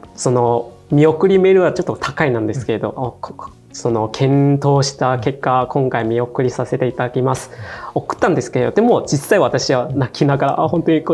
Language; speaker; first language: Japanese; non-native, fluent; Chinese